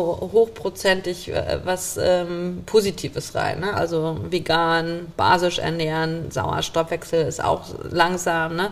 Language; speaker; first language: German; native; German